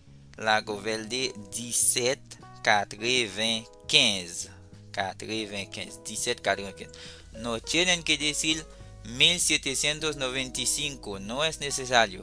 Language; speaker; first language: Spanish; non-native, fluent; Haitian Creole